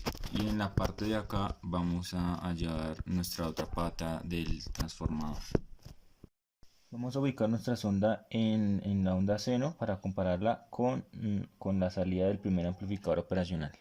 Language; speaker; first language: Spanish; native; Spanish